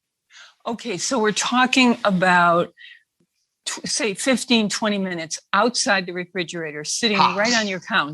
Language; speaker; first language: English; native; English